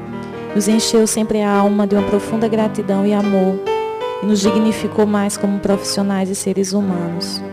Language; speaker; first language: Portuguese; native; Portuguese